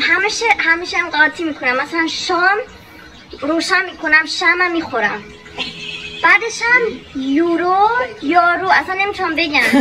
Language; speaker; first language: Persian; non-native, fluent; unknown